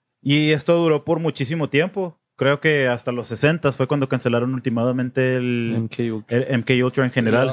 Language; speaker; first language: Spanish; native; Spanish